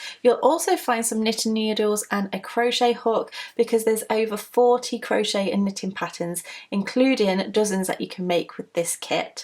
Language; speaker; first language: English; native; English